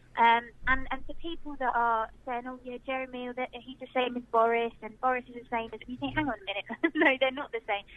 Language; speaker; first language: English; native; English